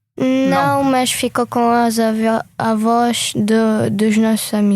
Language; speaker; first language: Portuguese; early bilingual, other home language; Ukrainian